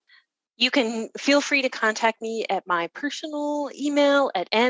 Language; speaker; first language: English; native; English